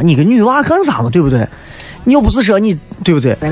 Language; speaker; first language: Chinese; native; Chinese